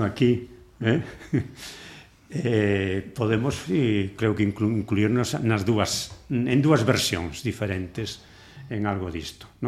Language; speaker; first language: Galician; native; Galician